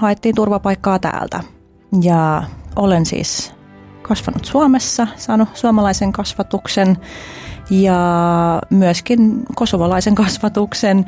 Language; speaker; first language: Finnish; early bilingual, other home language; Albanian